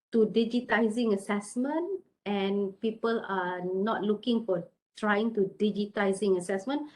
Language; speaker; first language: English; non-native, local second language; Malay